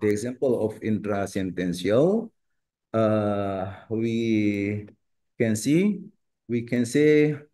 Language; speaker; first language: English; non-native, learner; Indonesian